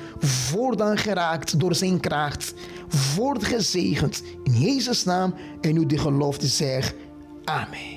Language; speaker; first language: Dutch; non-native, fluent; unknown